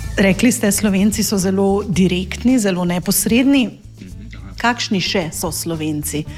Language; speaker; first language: Slovenian; native; Slovenian